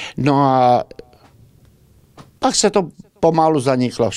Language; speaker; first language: Czech; early bilingual, heritage; Czech